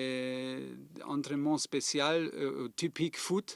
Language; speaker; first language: French; non-native, fluent; German